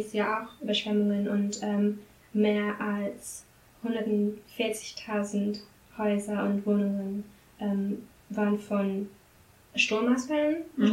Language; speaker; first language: German; non-native, learner; English